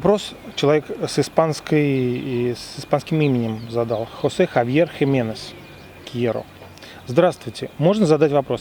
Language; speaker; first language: Russian; native; Russian